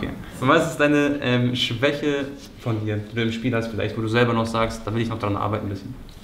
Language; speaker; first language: German; native; German